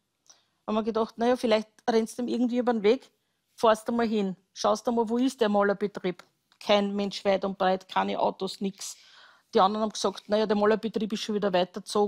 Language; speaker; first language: German; native; German